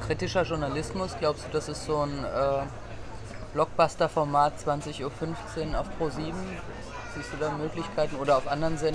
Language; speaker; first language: German; native; German